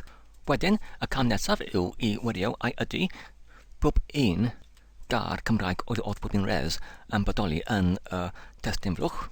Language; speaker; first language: Welsh; non-native, learner; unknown